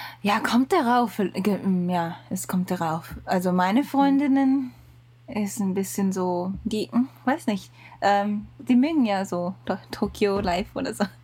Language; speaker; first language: German; non-native, learner; Japanese